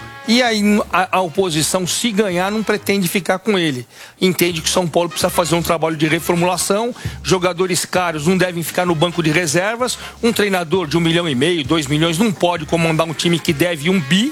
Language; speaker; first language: Portuguese; native; Portuguese